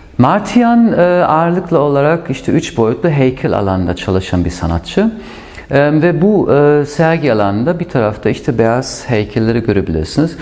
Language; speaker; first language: Turkish; non-native, fluent; German